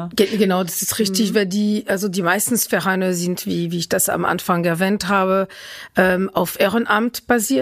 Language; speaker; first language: German; non-native, fluent; French